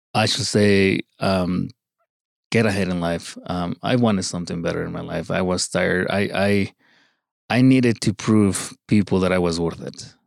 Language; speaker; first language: English; early bilingual, other home language; Spanish